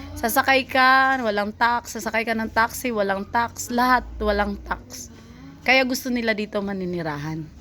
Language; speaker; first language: Filipino; non-native, local second language; Cebuano